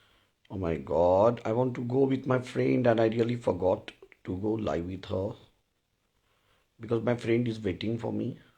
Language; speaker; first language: English; non-native, local second language; Hindi